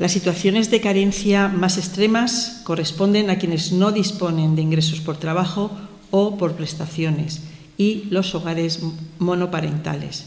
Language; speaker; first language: Spanish; native; Spanish